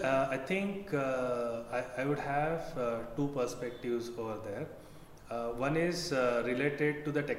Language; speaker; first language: English; non-native, local second language; Marathi